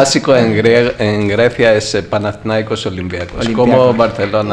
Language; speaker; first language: Spanish; non-native, learner; Greek